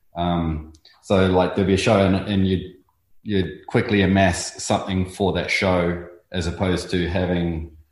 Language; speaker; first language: English; native; English